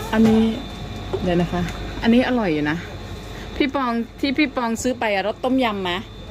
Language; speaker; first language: Thai; native; Thai